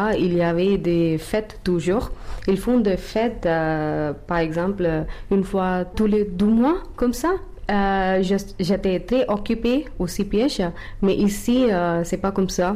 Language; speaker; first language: French; non-native, learner; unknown